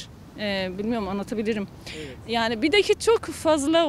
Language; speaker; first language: Turkish; non-native, learner; Azerbaijani